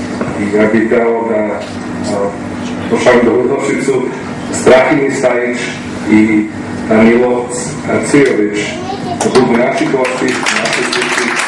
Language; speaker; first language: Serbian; early bilingual, heritage; Serbian